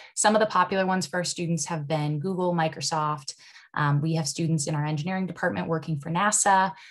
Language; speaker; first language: English; native; English